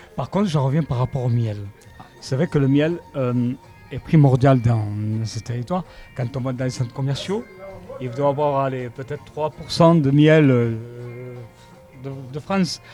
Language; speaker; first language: French; native; French